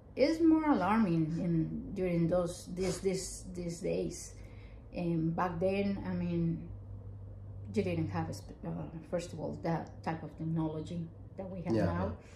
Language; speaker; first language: English; non-native, fluent; Spanish